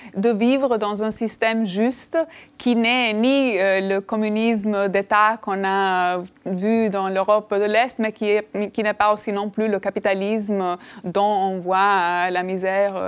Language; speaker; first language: French; non-native, fluent; Albanian